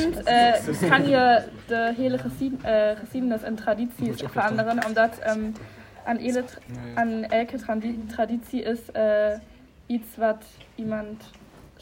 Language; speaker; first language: Dutch; non-native, learner; German